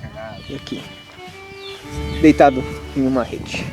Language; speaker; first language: Spanish; non-native, learner; Portuguese